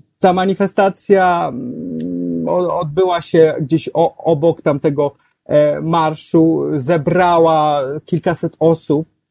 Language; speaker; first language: Polish; native; Polish